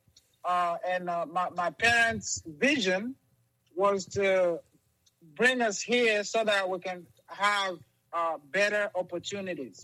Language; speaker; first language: English; non-native, local second language; Kinyarwanda